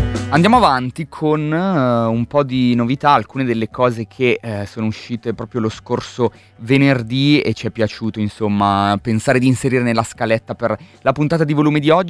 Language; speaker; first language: Italian; native; Italian